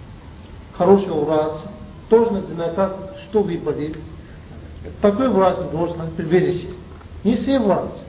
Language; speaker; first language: Russian; non-native, learner; Tibetan